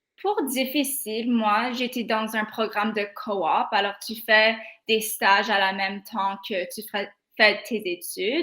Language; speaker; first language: French; non-native, local second language; English